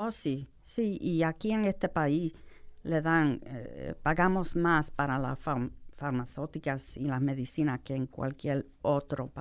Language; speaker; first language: Spanish; non-native, fluent; English